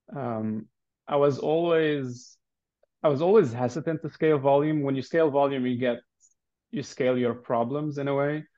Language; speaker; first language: English; non-native, fluent; Arabic